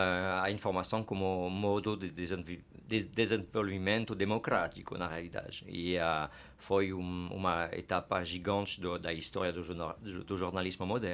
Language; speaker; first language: Portuguese; non-native, fluent; French